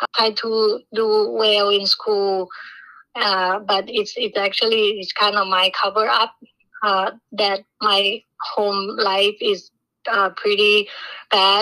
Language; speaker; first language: English; non-native, learner; Thai